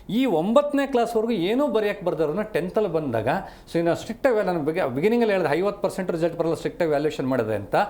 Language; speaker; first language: Kannada; native; Kannada